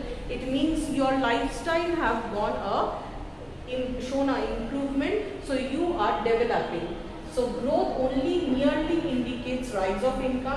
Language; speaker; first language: English; non-native, local second language; Bangla